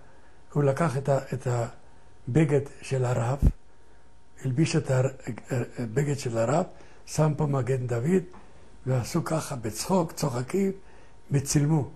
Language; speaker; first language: Hebrew; non-native, fluent; Ladino